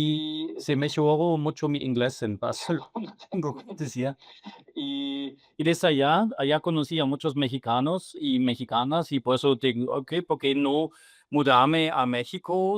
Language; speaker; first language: Spanish; non-native, fluent; German